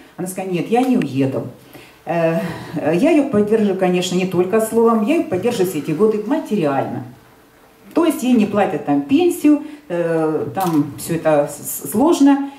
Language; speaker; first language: Russian; native; Russian